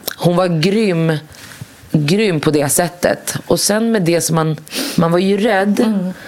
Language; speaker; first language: Swedish; early bilingual, other home language; Arabic